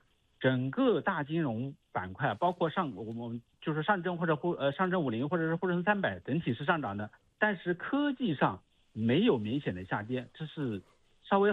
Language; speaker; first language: Chinese; native; Chinese